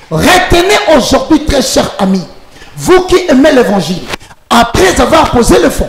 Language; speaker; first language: French; non-native, local second language; Lingala